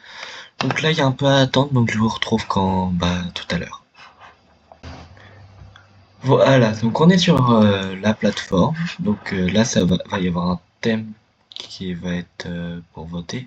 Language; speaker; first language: French; native; French